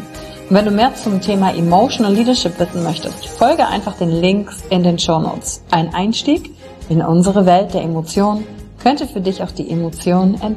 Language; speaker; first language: German; native; German